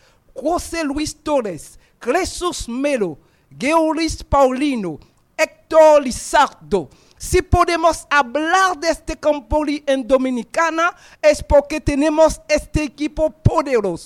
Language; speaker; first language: Spanish; non-native, fluent; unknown